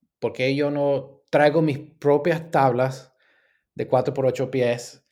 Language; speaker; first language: Spanish; early bilingual, heritage; Spanish